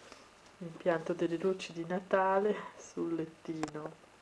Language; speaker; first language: Italian; native; Italian